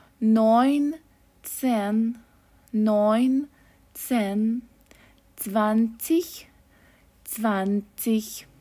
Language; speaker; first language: German; non-native, fluent; Russian